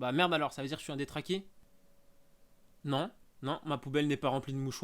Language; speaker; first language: French; native; French